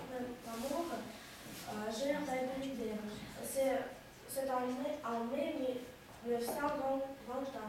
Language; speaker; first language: French; non-native, learner; Russian